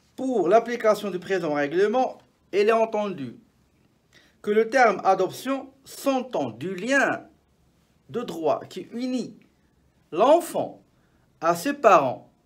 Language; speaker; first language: French; non-native, local second language; Arabic